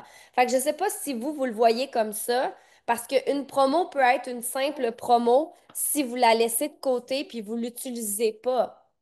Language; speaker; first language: French; native; French